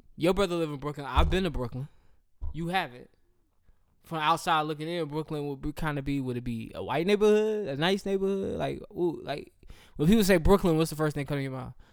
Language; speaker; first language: English; native; English